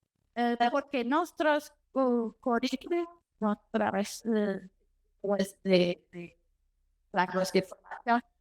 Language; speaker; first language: Spanish; non-native, learner; Portuguese